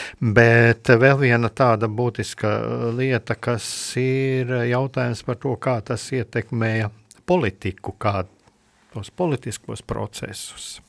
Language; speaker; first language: Latvian; native; Latvian